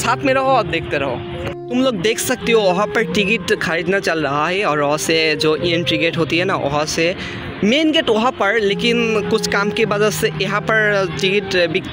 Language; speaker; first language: Hindi; non-native, learner; Bangla